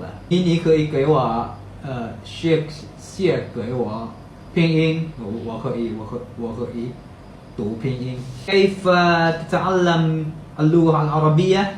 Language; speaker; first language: Chinese; non-native, learner; Thai